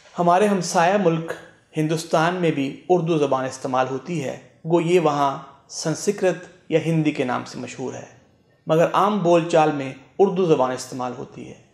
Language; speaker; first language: Urdu; non-native, local second language; Punjabi